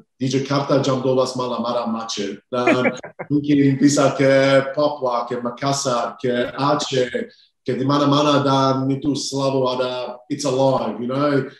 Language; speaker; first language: Indonesian; non-native, fluent; English